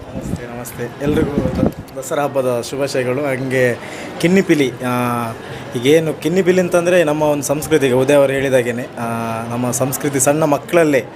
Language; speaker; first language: Kannada; non-native, local second language; Tulu